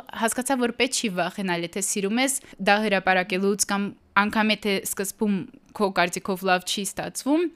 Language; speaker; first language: Armenian; early bilingual, heritage; Armenian